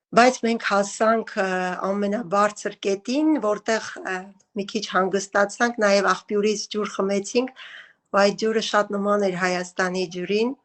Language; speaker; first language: Armenian; native; Armenian